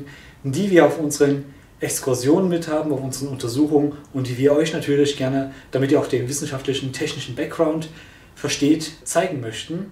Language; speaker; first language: German; native; German